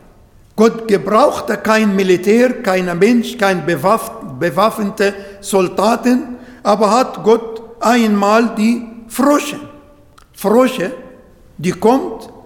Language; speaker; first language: German; non-native, learner; Arabic